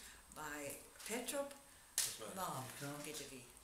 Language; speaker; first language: Welsh; non-native, learner; English